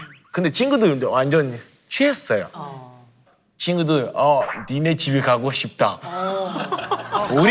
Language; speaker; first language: Korean; non-native, fluent; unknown